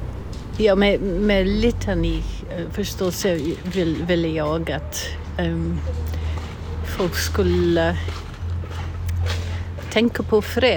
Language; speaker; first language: Swedish; non-native, fluent; English